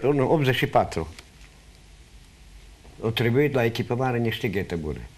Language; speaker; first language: Romanian; non-native, local second language; Hungarian